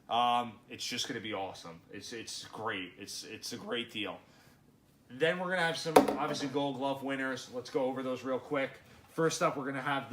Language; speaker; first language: English; native; English